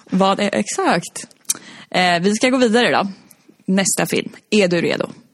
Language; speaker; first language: Swedish; native; Swedish